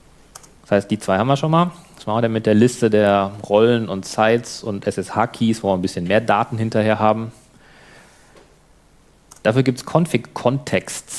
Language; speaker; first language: German; native; German